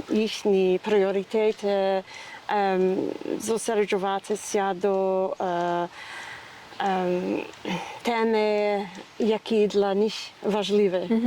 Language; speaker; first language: Ukrainian; non-native, learner; English